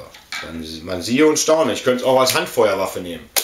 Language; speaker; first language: German; native; German